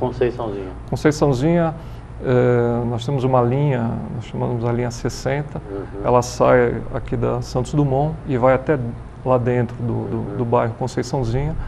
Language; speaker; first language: Portuguese; native; Portuguese